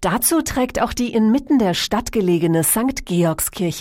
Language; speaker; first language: German; native; German